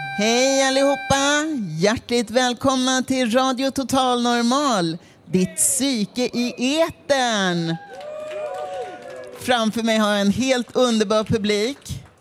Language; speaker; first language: Swedish; native; Swedish